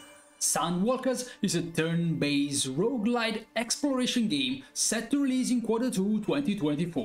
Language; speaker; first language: English; non-native, fluent; Italian